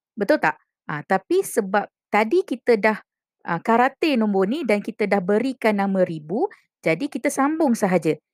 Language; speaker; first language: Malay; native; Malay